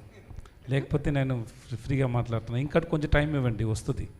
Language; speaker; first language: Telugu; non-native, learner; Tamil